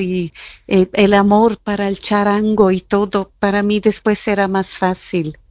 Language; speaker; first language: Spanish; non-native, fluent; German